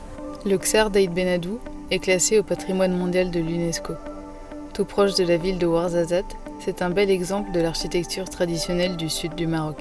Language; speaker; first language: French; native; French